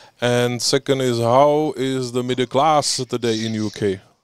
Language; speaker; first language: English; non-native, learner; Czech